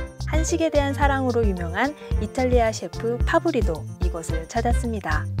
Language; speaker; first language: Korean; native; Korean